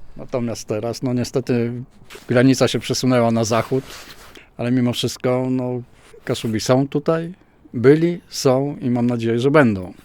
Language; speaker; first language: Polish; native; Polish